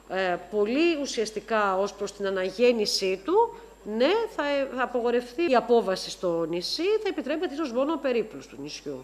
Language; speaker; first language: Greek; native; Greek